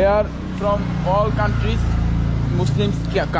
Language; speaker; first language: English; non-native, learner; Bangla